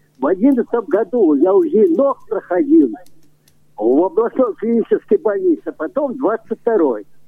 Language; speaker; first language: Russian; native; Russian